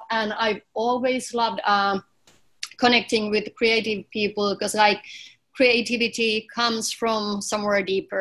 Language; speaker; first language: English; non-native, fluent; Finnish